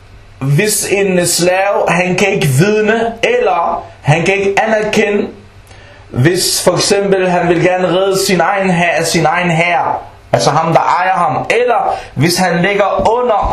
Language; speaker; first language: Danish; early bilingual, other home language; Arabic